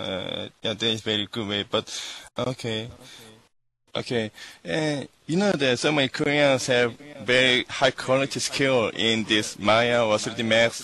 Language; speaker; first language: English; non-native, learner; Korean